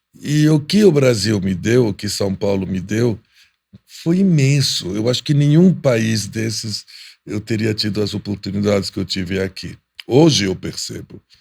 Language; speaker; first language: Portuguese; early bilingual, heritage; Portuguese